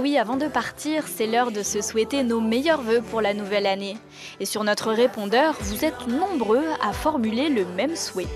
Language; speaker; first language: French; native; French